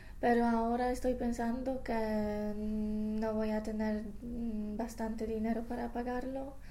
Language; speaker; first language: Spanish; non-native, fluent; Polish